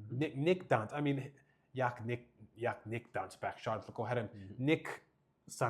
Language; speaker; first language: Mongolian; non-native, learner; English